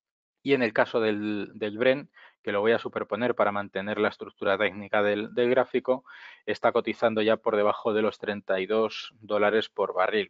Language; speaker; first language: Spanish; native; Spanish